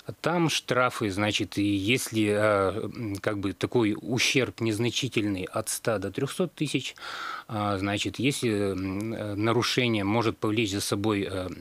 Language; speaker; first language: Russian; native; Russian